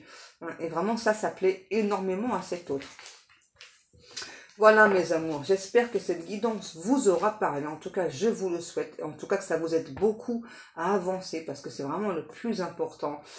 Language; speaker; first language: French; native; French